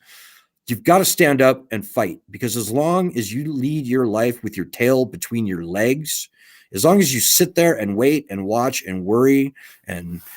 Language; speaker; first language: English; native; English